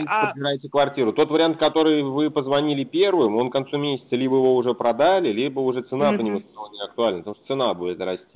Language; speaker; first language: Russian; native; Russian